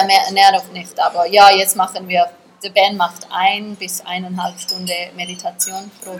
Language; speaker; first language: German; early bilingual, heritage; German